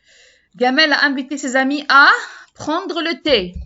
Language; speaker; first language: French; non-native, learner; Arabic